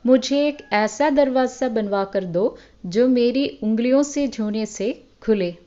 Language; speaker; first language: Hindi; non-native, local second language; Malayalam